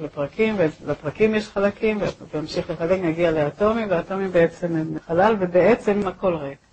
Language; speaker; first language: Hebrew; native; Hebrew